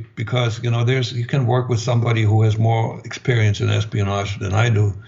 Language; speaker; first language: English; non-native, fluent; German